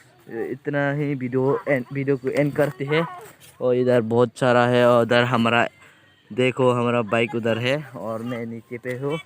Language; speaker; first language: Hindi; non-native, local second language; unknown